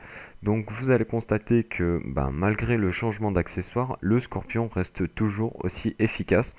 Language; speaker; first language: French; native; French